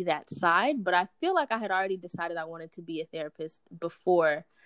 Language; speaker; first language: English; native; English